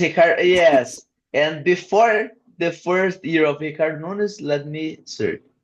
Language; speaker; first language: English; non-native, learner; Portuguese